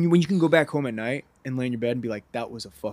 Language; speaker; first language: English; native; English